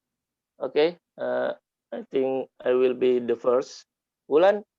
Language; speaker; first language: English; non-native, learner; Indonesian